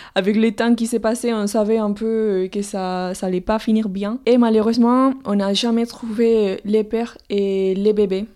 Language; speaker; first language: French; non-native, fluent; Spanish